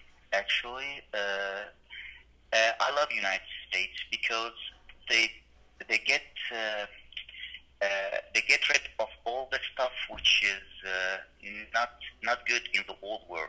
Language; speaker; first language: English; non-native, learner; Arabic